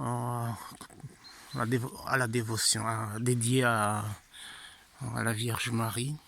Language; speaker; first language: French; non-native, fluent; Italian